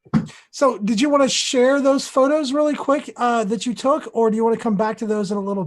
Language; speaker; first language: English; native; English